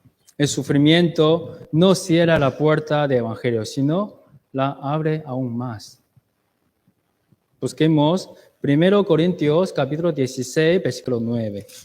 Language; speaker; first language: Spanish; non-native, learner; Chinese